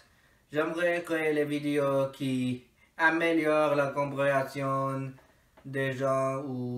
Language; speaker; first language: French; non-native, fluent; English